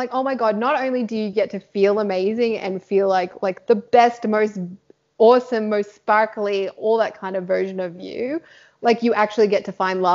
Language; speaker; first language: English; native; English